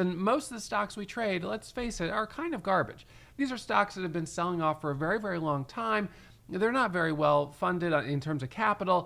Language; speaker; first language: English; native; English